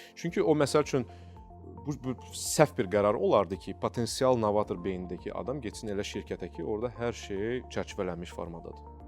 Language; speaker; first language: Azerbaijani; non-native, local second language; Russian